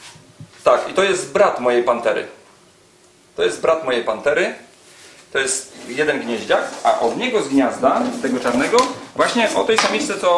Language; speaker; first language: Polish; native; Polish